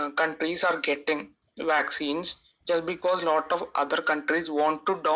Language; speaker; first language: English; non-native, local second language; Malayalam